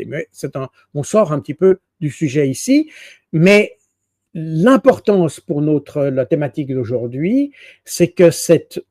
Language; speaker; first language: French; native; French